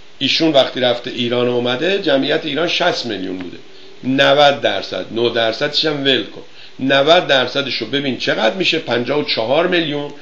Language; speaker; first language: Persian; native; Persian